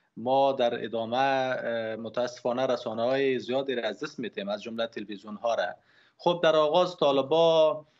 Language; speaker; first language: Persian; native; Persian